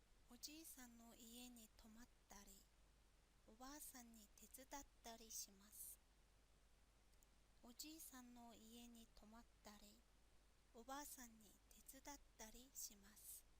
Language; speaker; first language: Japanese; non-native, fluent; Mongolian